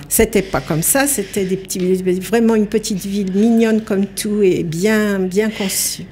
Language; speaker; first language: French; native; French